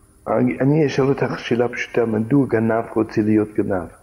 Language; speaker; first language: Hebrew; non-native, fluent; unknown